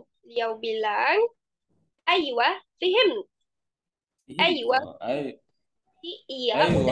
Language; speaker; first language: Indonesian; non-native, fluent; Arabic